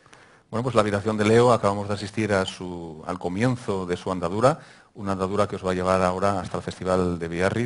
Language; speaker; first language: Spanish; native; Spanish